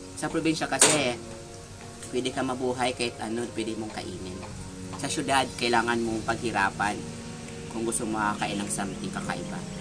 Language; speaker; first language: Filipino; non-native, local second language; Bikol